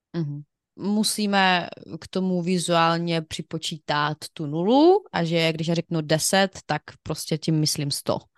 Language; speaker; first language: Czech; non-native, fluent; Ukrainian